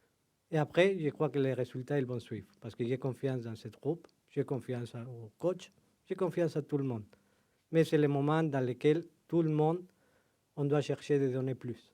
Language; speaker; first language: French; non-native, fluent; Spanish